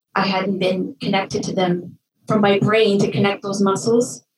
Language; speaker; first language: English; native; English